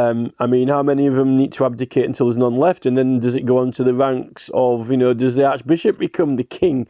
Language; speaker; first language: English; native; English